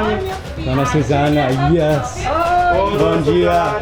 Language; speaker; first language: Portuguese; non-native, learner; English